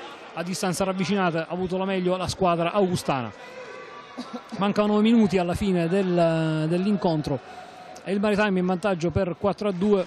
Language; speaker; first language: Italian; native; Italian